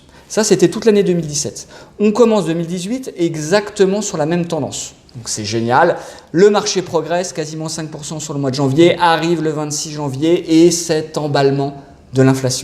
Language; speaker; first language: French; native; French